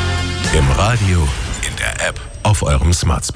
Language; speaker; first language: German; native; German